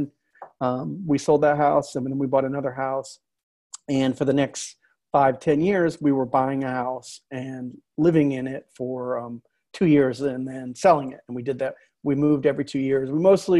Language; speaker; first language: English; native; English